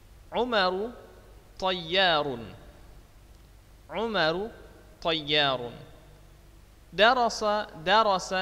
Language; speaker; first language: Arabic; non-native, fluent; Indonesian